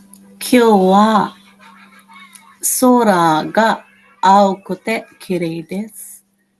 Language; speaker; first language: Japanese; non-native, learner; Filipino